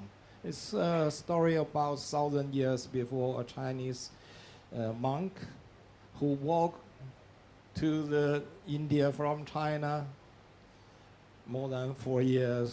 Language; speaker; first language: English; non-native, learner; Chinese